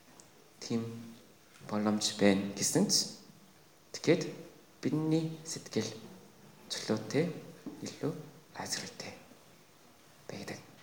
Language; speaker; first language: Mongolian; non-native, fluent; Korean